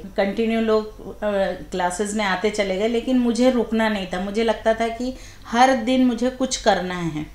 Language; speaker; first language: Hindi; native; Hindi